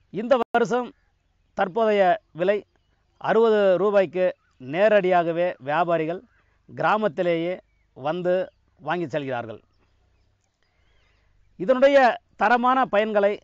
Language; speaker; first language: Tamil; native; Tamil